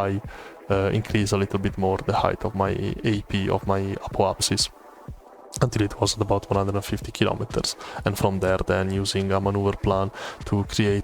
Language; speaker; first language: English; non-native, fluent; Italian